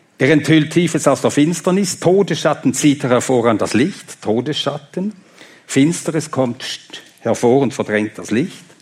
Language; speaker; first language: German; non-native, fluent; Swedish